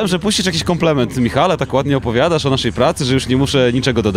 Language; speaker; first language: Polish; native; Polish